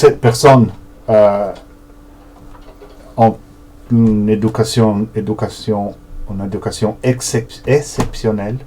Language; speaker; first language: French; non-native, learner; Portuguese